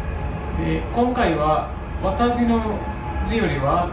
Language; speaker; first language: Japanese; non-native, learner; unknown